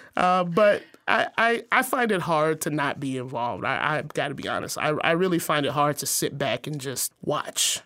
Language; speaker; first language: English; native; English